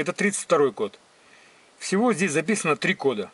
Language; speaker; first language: Russian; native; Russian